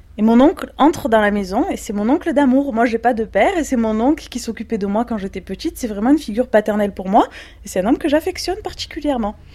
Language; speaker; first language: French; native; French